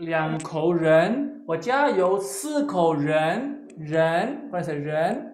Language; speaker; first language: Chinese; non-native, fluent; Spanish